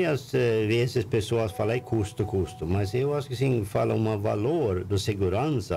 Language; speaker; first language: Portuguese; non-native, learner; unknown